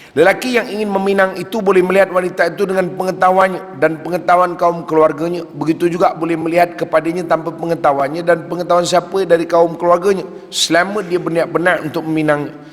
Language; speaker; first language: Malay; native; Malay